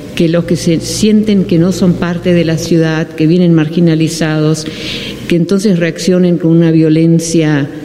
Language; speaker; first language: Spanish; non-native, fluent; Dutch